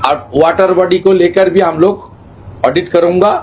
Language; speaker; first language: Hindi; non-native, local second language; Bangla